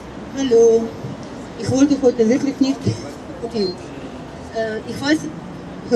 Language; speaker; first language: German; non-native, fluent; Russian